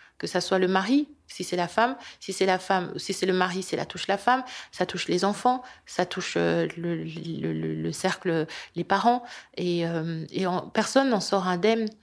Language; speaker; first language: French; early bilingual, other home language; Lingala